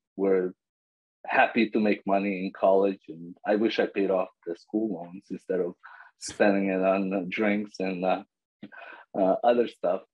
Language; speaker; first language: English; non-native, fluent; Bosnian